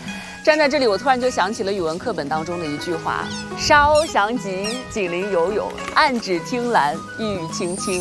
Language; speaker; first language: Chinese; native; Chinese